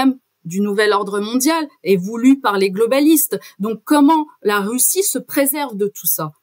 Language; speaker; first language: French; native; French